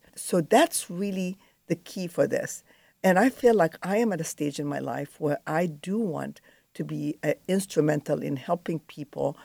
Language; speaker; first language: English; non-native, fluent; Arabic